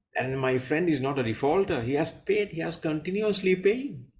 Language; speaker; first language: English; non-native, local second language; Sinhala